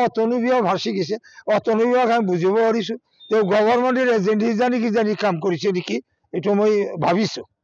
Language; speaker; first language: Assamese; non-native, local second language; Bangla